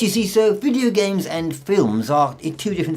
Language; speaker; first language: English; native; English